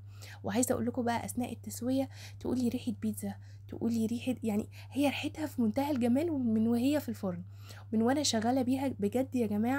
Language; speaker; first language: Arabic; native; Arabic